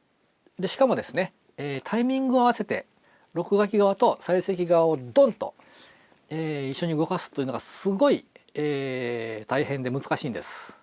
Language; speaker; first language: Japanese; native; Japanese